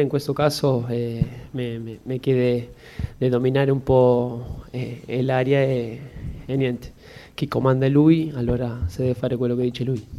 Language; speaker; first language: Italian; non-native, fluent; Spanish